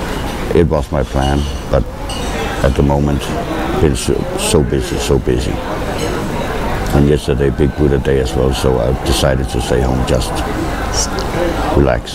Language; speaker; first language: English; non-native, learner; Danish